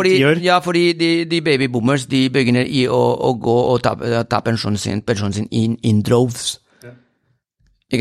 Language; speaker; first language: Swedish; non-native, fluent; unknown